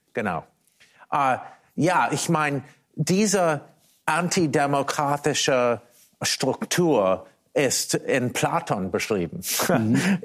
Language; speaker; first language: German; non-native, fluent; English